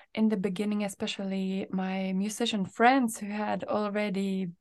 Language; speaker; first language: English; non-native, fluent; Norwegian